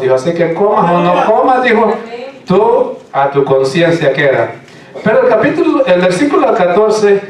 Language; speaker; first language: Spanish; native; Spanish